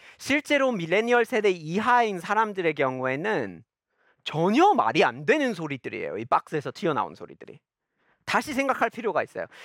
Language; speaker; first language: Korean; non-native, fluent; English